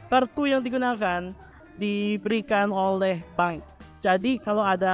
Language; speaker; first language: Indonesian; non-native, fluent; Filipino